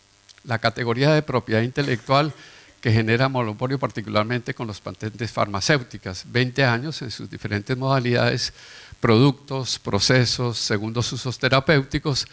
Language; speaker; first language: Spanish; native; Spanish